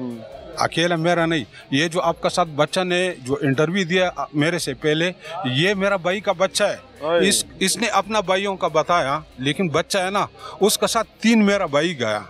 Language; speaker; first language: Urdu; non-native, local second language; Pashto